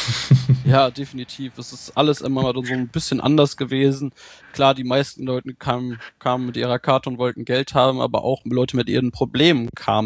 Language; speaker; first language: German; native; German